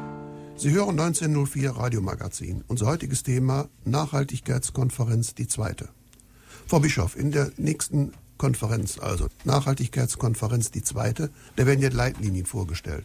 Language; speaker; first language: German; native; German